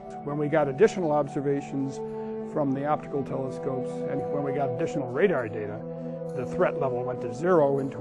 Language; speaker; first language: English; native; English